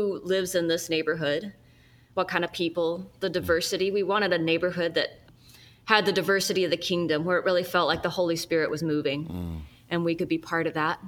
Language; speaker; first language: English; native; English